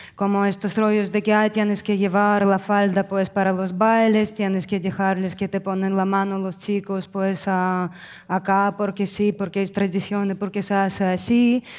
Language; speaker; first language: Spanish; non-native, fluent; Russian